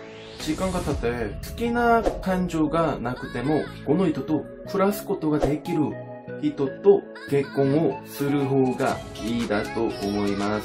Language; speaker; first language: Japanese; non-native, learner; Korean